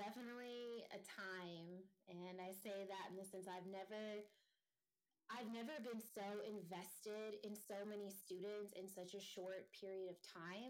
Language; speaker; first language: English; native; English